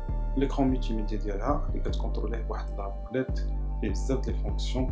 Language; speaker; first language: Arabic; native; Arabic